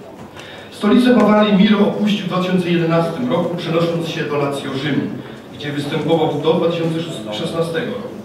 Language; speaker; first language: Polish; native; Polish